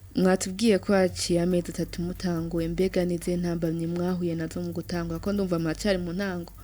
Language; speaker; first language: Rundi; native; Rundi